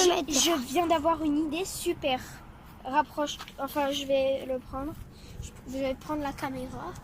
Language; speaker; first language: French; native; French